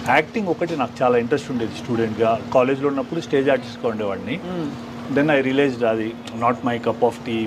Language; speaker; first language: Telugu; native; Telugu